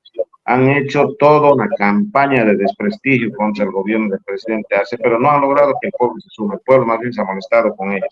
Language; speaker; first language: Spanish; native; Spanish